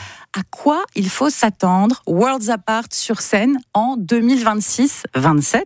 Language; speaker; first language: French; native; French